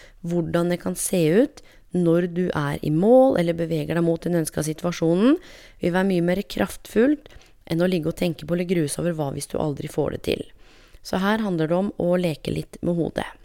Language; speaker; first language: Norwegian; native; Norwegian